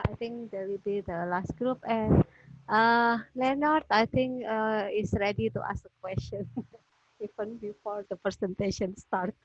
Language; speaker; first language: English; non-native, fluent; Indonesian